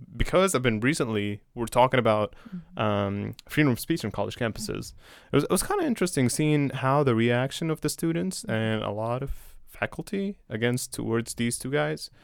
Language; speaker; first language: English; non-native, fluent; Arabic